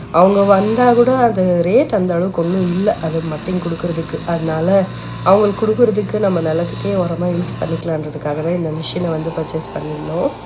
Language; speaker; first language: Tamil; non-native, local second language; Telugu